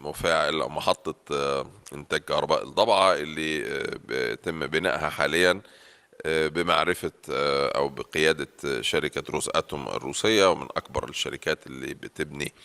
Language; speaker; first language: Arabic; native; Arabic